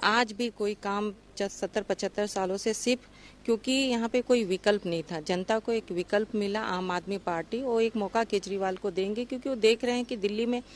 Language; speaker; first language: Hindi; native; Hindi